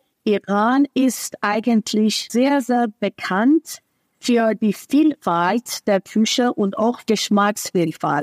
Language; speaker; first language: German; non-native, fluent; Persian